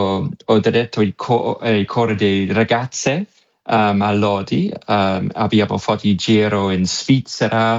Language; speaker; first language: Italian; non-native, fluent; English